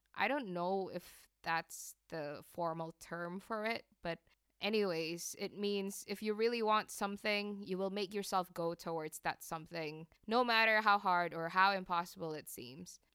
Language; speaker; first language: English; non-native, fluent; Indonesian